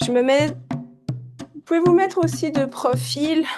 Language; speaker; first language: French; native; French